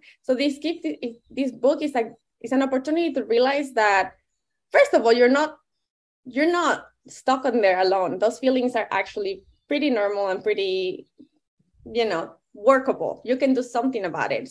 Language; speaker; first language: English; non-native, fluent; Spanish